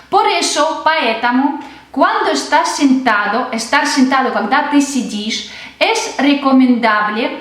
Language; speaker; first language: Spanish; non-native, fluent; Russian